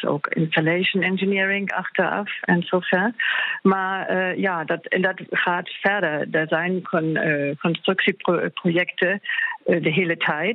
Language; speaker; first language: Dutch; non-native, fluent; German